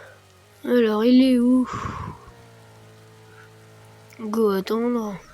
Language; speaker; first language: French; native; French